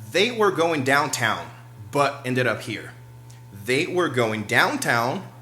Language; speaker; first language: English; non-native, fluent; Portuguese